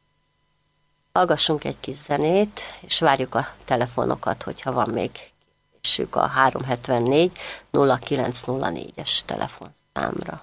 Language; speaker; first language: Hungarian; native; Hungarian